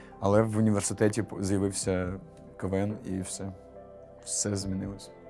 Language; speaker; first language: Ukrainian; non-native, local second language; Russian